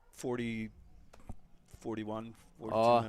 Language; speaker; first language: English; native; English